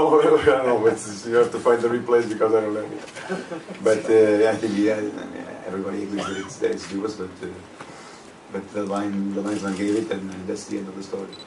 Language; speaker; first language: English; non-native, fluent; Portuguese